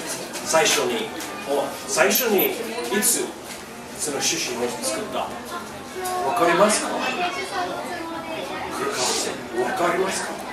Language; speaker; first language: Japanese; non-native, learner; English